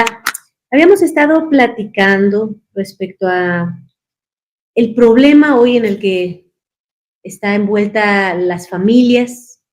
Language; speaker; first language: Spanish; native; Spanish